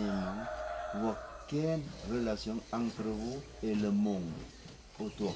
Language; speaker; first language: French; non-native, fluent; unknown